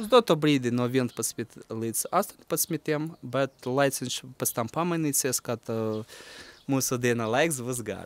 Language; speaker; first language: Latvian; non-native, local second language; Russian